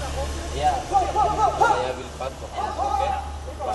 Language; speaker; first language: Danish; non-native, learner; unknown